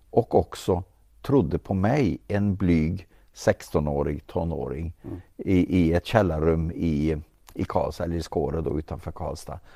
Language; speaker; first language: Swedish; native; Swedish